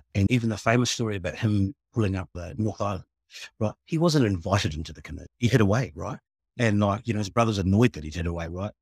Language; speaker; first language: English; native; English